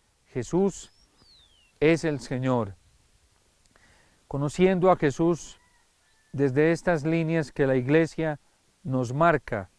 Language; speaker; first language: Spanish; native; Spanish